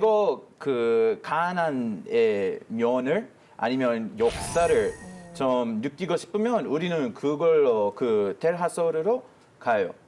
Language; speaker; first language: Korean; non-native, learner; Hebrew